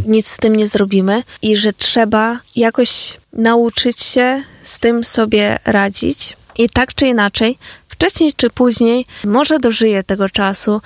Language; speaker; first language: Polish; non-native, fluent; Ukrainian